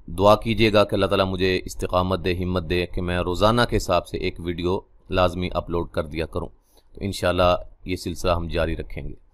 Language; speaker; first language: Urdu; native; Urdu